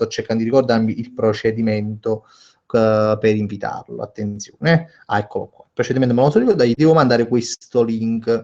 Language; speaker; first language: Italian; native; Italian